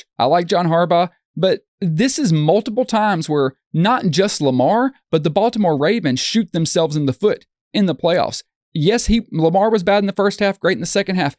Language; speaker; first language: English; native; English